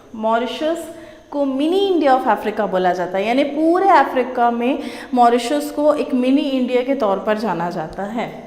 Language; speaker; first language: Hindi; native; Hindi